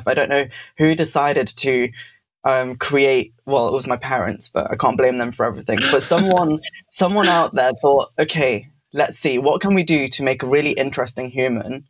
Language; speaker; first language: English; native; English